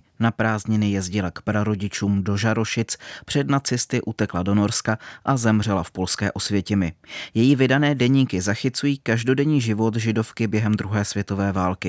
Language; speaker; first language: Czech; native; Czech